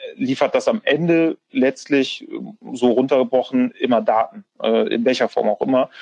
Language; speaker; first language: German; native; German